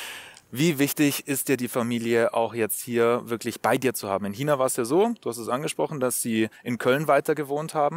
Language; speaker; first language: German; native; German